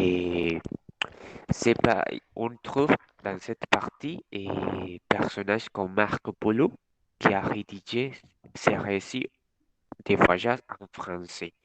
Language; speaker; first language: French; non-native, learner; Spanish